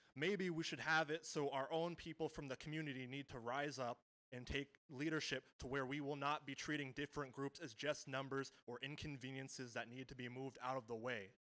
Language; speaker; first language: English; native; English